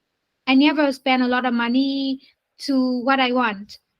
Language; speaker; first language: English; non-native, learner; Vietnamese